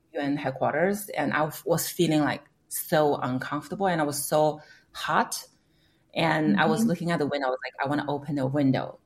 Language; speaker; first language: English; non-native, fluent; Chinese